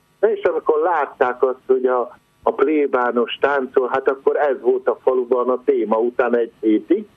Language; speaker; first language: Hungarian; non-native, local second language; Croatian